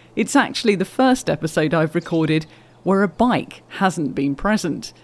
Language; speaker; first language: English; native; English